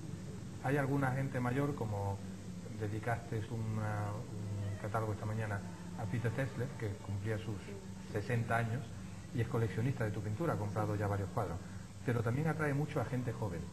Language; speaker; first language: Spanish; native; Spanish